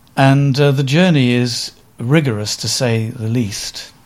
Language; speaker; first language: English; native; English